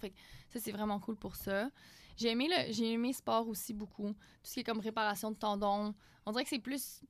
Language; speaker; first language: French; native; French